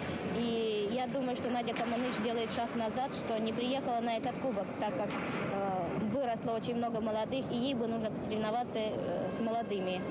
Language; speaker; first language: Russian; native; Russian